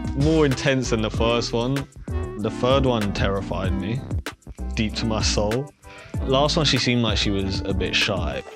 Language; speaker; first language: English; native; English